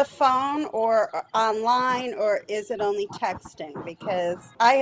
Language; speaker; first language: English; native; English